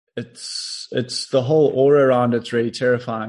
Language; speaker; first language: English; native; English